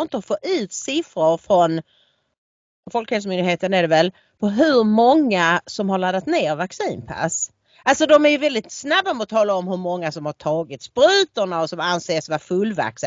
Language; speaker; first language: Swedish; native; Swedish